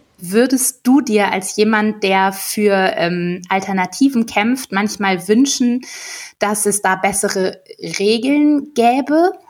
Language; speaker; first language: German; native; German